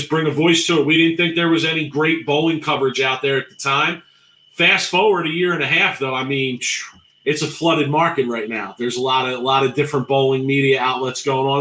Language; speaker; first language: English; native; English